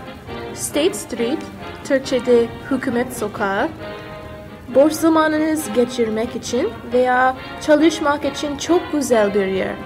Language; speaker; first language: Turkish; non-native, learner; English